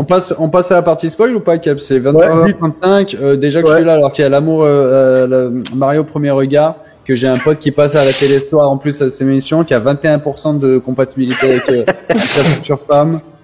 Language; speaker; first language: French; native; French